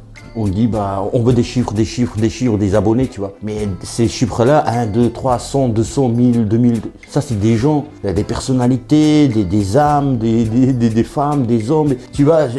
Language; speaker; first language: French; native; French